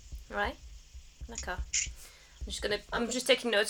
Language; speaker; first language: English; early bilingual, other home language; French